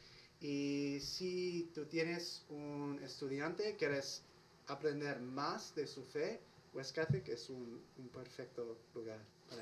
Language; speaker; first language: Spanish; non-native, learner; English